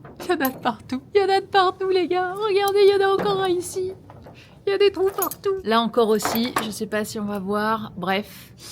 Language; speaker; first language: French; early bilingual, other home language; Portuguese